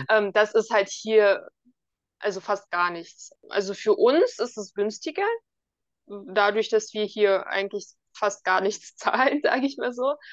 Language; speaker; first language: German; native; German